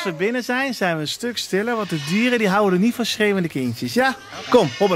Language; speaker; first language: Dutch; native; Dutch